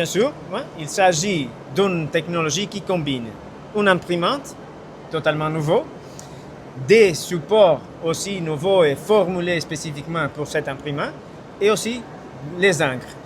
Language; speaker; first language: French; non-native, fluent; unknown